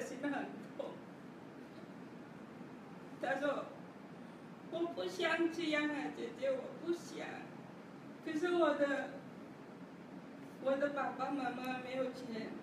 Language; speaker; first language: Chinese; non-native, learner; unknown